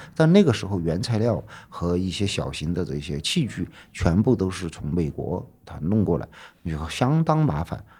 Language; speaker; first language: Chinese; native; Chinese